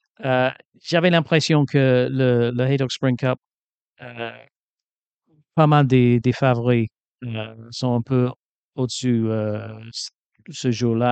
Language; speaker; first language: French; non-native, fluent; English